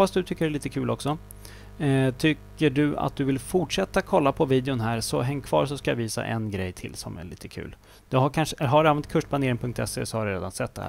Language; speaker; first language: Swedish; native; Swedish